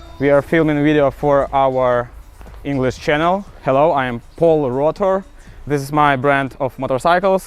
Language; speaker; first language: English; non-native, learner; Ukrainian